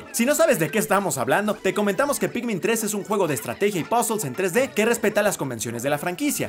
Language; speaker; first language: Spanish; native; Spanish